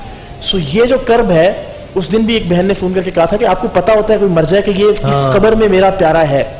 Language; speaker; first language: Urdu; native; Urdu